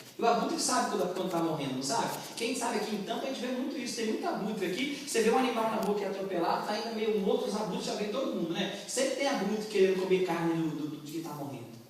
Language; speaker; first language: Portuguese; native; Portuguese